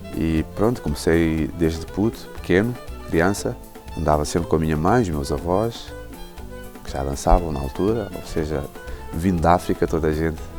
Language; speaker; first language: Portuguese; non-native, local second language; Kabuverdianu